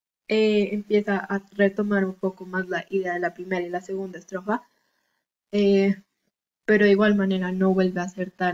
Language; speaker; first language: Spanish; native; Spanish